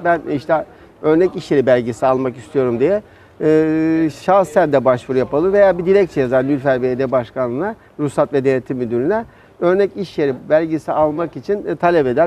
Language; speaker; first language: Turkish; native; Turkish